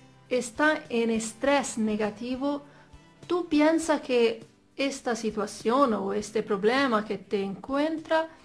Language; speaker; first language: Spanish; non-native, fluent; Italian